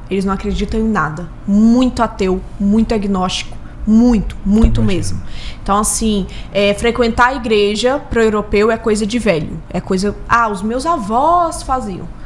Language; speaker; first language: Portuguese; native; Portuguese